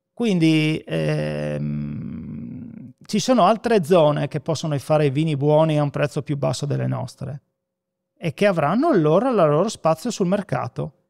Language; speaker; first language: Italian; native; Italian